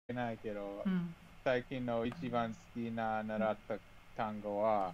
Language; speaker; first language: Japanese; non-native, learner; English